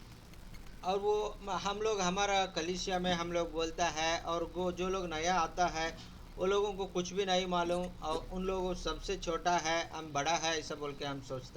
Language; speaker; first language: Hindi; non-native, local second language; Telugu